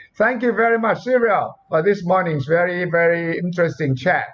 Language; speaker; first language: English; non-native, fluent; Thai